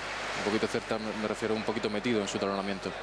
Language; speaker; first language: Spanish; native; Spanish